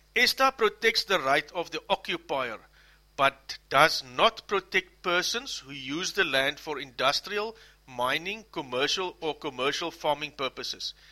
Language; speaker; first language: English; non-native, local second language; Afrikaans